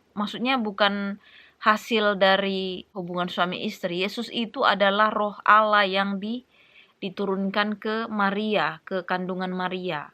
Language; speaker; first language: Indonesian; native; Indonesian